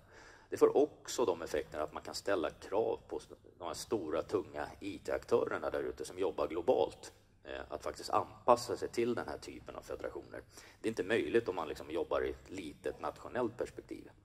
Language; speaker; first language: Swedish; native; Swedish